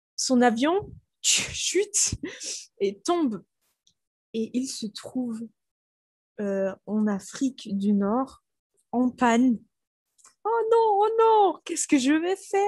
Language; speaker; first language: French; non-native, fluent; German